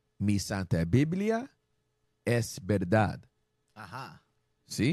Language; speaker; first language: Spanish; non-native, learner; English